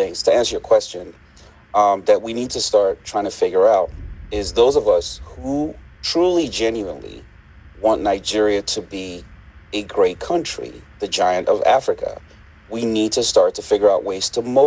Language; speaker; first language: English; non-native, local second language; Yoruba